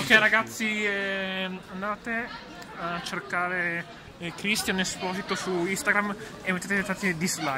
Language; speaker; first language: Italian; native; Italian